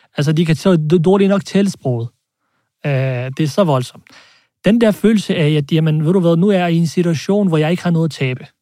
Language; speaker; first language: Danish; early bilingual, other home language; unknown